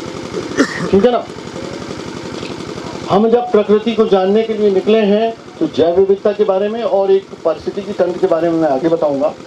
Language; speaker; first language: Hindi; native; Hindi